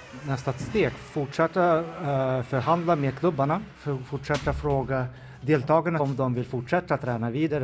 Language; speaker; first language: Swedish; non-native, fluent; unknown